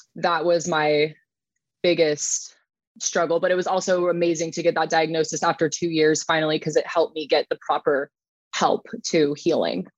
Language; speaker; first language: English; native; English